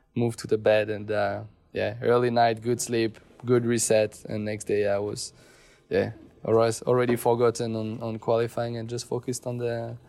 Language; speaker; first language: English; non-native, fluent; French